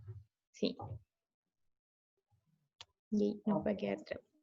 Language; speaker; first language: Spanish; native; Spanish